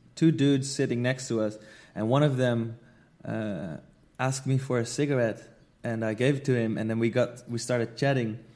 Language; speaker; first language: English; non-native, fluent; Dutch